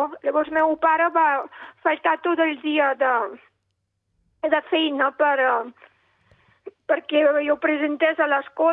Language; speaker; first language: Catalan; non-native, fluent; Russian